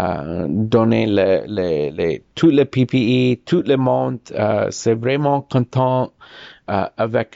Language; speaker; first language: French; non-native, learner; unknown